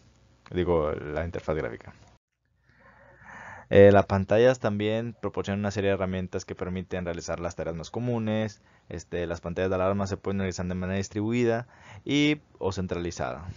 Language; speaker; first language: Spanish; native; Spanish